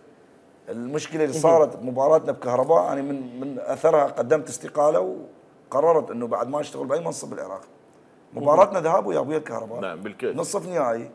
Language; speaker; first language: Arabic; native; Arabic